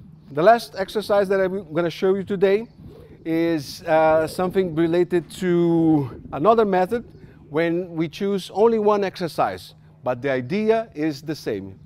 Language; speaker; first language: English; non-native, fluent; Portuguese